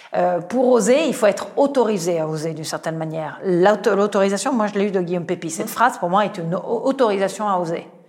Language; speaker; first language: French; non-native, fluent; Italian